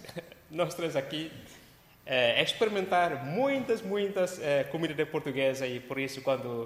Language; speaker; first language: Portuguese; non-native, local second language; Tetum